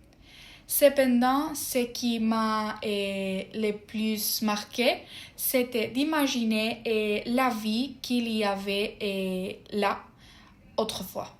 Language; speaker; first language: French; non-native, fluent; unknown